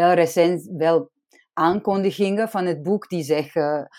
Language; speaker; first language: Dutch; non-native, fluent; Romanian